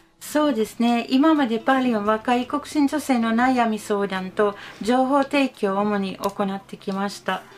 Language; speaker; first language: Japanese; non-native, fluent; Finnish